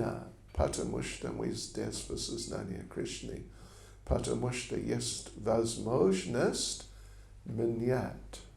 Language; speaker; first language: Russian; non-native, learner; English